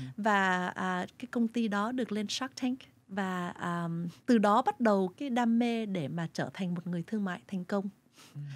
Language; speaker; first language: Vietnamese; early bilingual, heritage; Vietnamese